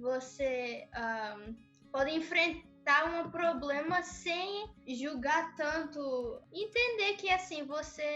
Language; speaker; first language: Portuguese; early bilingual, other home language; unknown